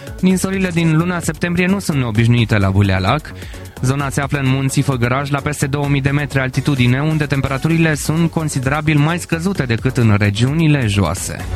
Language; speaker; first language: Romanian; native; Romanian